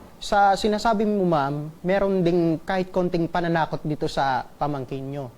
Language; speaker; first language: Filipino; native; Filipino